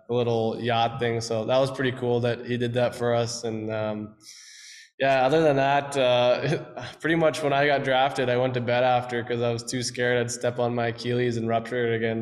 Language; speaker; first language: English; native; English